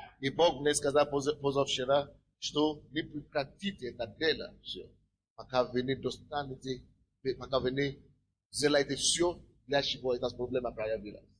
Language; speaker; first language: Russian; non-native, fluent; Yoruba